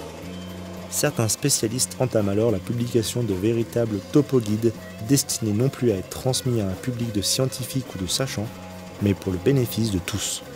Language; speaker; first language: French; native; French